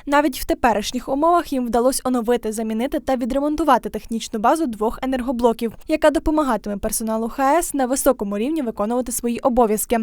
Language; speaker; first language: Ukrainian; native; Ukrainian